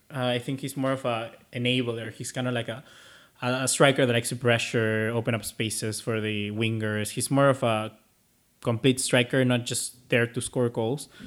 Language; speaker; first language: English; non-native, fluent; Spanish